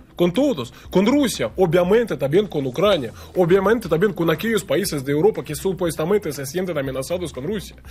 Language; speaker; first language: Spanish; non-native, fluent; Russian